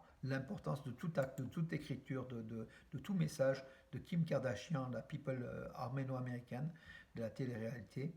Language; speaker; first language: French; native; French